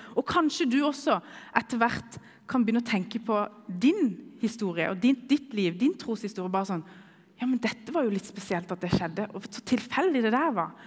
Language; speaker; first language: Norwegian; early bilingual, other home language; Kurdish